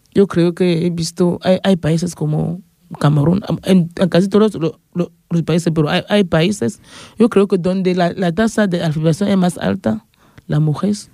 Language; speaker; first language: Spanish; non-native, fluent; French